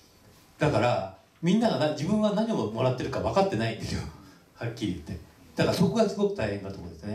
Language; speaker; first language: Japanese; native; Japanese